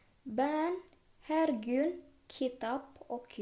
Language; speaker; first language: Turkish; non-native, fluent; Indonesian